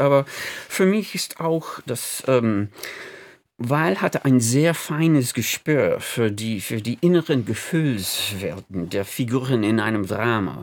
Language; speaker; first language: German; non-native, fluent; English